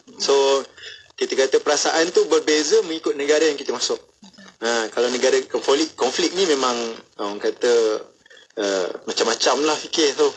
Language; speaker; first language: Malay; native; Malay